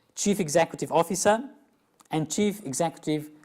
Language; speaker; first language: English; non-native, fluent; Romanian